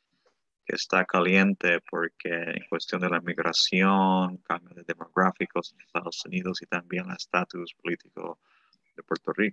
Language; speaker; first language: Spanish; early bilingual, heritage; Spanish